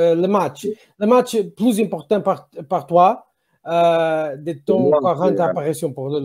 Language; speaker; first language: French; non-native, learner; Portuguese